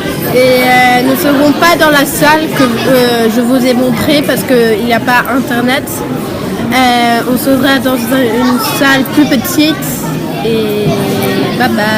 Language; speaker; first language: French; non-native, learner; Swedish